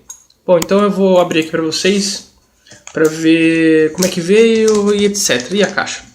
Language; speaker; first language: Portuguese; native; Portuguese